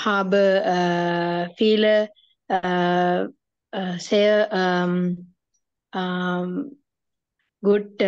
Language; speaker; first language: German; non-native, learner; Sinhala